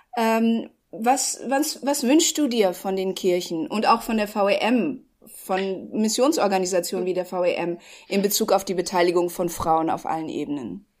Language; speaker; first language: German; native; German